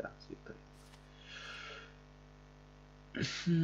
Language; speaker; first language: Spanish; native; Spanish